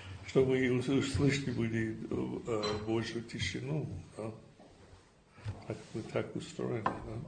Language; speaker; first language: Russian; non-native, fluent; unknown